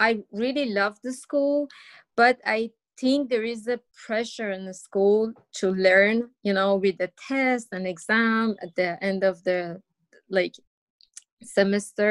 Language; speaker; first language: English; non-native, learner; Persian